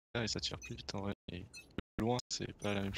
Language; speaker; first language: French; native; French